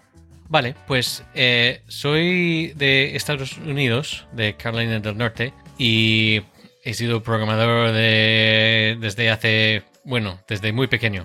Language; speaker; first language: Spanish; non-native, fluent; English